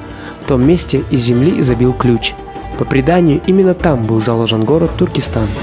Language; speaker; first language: Russian; native; Russian